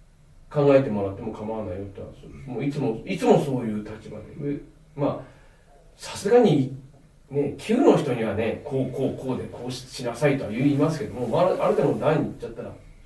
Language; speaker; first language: Japanese; native; Japanese